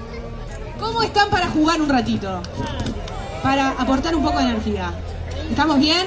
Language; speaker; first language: Spanish; native; Spanish